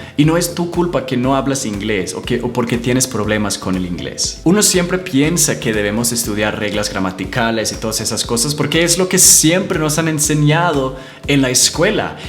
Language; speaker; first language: Spanish; non-native, fluent; English